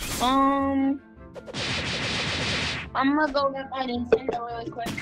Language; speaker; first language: English; native; English